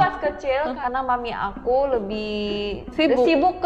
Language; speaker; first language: Indonesian; early bilingual, other home language; Korean